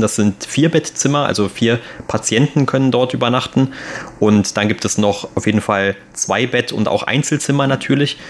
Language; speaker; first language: German; native; German